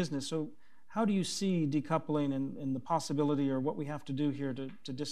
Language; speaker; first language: English; native; English